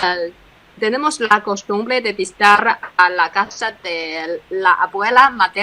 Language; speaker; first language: Spanish; non-native, fluent; Chinese